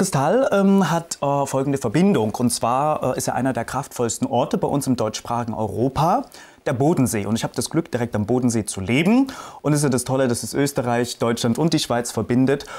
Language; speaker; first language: German; native; German